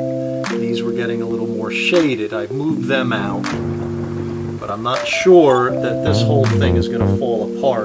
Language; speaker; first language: English; native; English